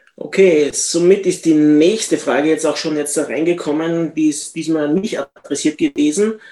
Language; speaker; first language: German; native; German